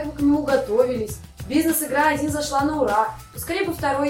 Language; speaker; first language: Russian; native; Russian